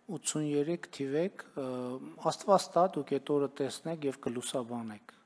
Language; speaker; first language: Armenian; native; Armenian